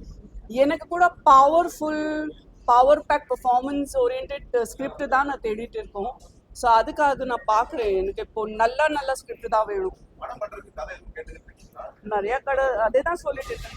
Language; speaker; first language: Tamil; non-native, fluent; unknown